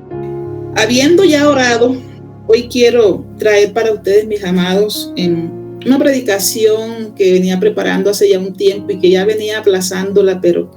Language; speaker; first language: Spanish; native; Spanish